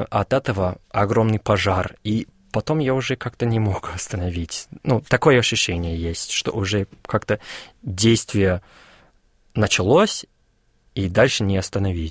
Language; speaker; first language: Russian; non-native, fluent; English